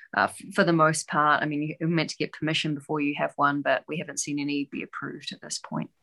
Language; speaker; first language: English; native; English